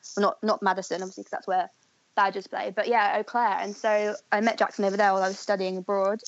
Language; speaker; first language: English; native; English